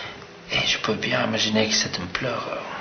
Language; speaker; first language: French; non-native, fluent; English